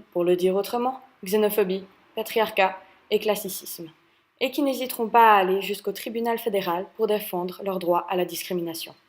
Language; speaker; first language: French; native; French